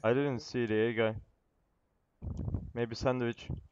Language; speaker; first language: English; non-native, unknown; Turkish